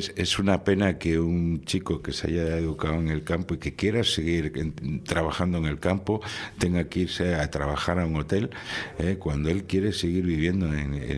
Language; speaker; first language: Spanish; native; Spanish